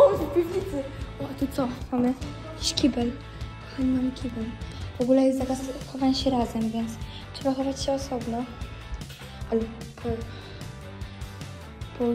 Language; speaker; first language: Polish; native; Polish